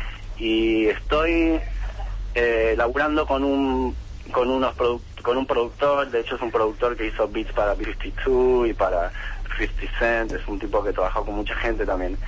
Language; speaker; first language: Spanish; native; Spanish